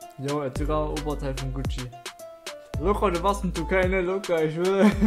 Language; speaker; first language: German; early bilingual, other home language; Kurdish